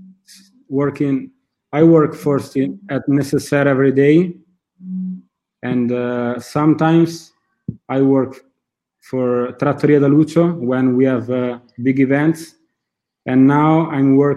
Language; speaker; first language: English; non-native, learner; Italian